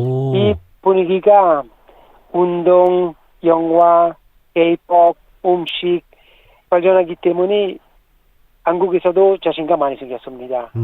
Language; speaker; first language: Korean; non-native, learner; Italian